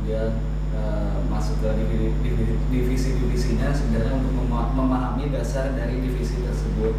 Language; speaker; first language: Indonesian; native; Indonesian